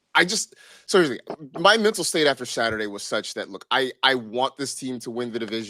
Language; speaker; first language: English; native; English